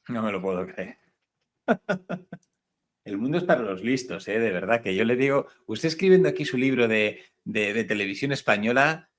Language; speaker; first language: Spanish; native; Spanish